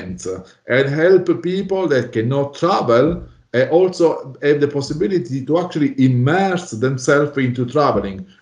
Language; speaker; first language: English; non-native, fluent; Italian